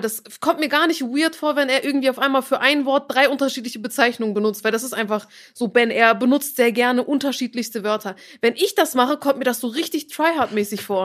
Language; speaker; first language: German; native; German